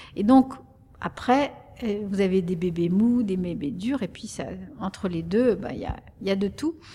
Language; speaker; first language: French; early bilingual, other home language; Spanish